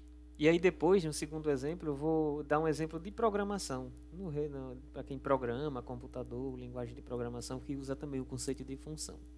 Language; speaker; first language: Portuguese; native; Portuguese